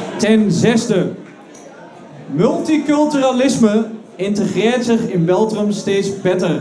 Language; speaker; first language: Dutch; native; Dutch